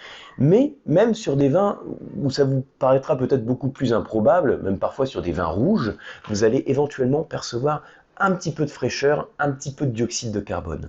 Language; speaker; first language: French; native; French